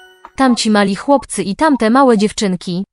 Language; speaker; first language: Polish; non-native, learner; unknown